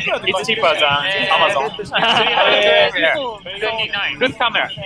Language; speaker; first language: English; non-native, learner; Japanese